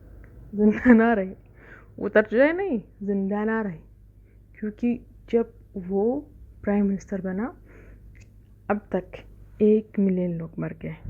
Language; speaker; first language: Hindi; non-native, fluent; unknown